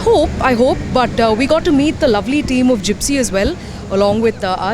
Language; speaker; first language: English; non-native, local second language; Telugu